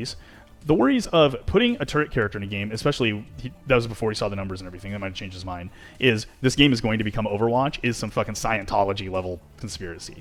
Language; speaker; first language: English; native; English